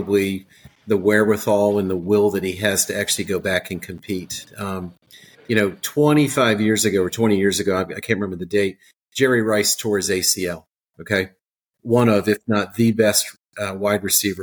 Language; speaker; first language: English; native; English